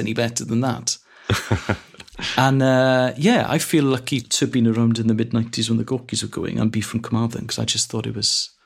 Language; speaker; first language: English; non-native, local second language; Welsh